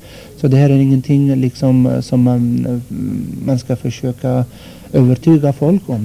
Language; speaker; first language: Swedish; non-native, fluent; Armenian